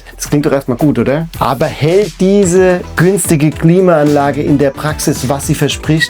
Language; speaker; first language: German; native; German